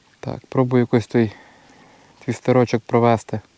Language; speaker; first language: Ukrainian; native; Ukrainian